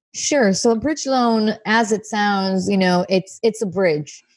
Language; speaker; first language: English; non-native, fluent; Hebrew